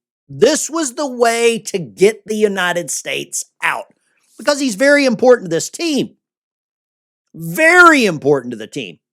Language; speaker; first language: English; native; English